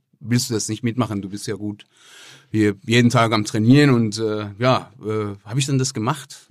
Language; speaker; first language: German; non-native, fluent; Persian